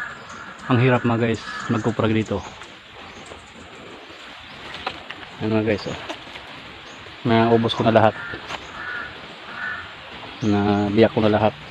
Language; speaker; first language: Filipino; non-native, local second language; Bikol